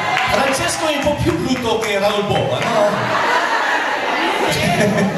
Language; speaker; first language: Italian; non-native, learner; French